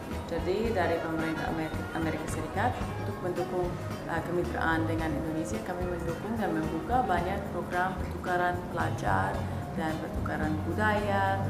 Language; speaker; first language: Indonesian; non-native, fluent; English